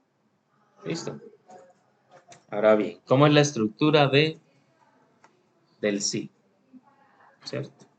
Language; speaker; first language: Spanish; native; Spanish